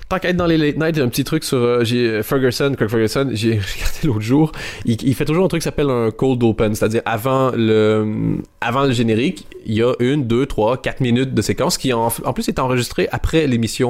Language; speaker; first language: French; native; French